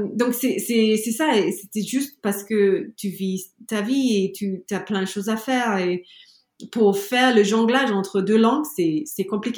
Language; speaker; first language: French; non-native, fluent; English